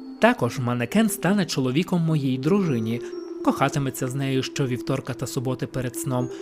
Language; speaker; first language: Ukrainian; native; Ukrainian